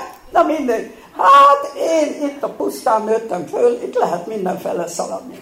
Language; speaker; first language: Hungarian; early bilingual, heritage; Hungarian